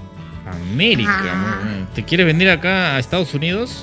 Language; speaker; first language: Spanish; native; Spanish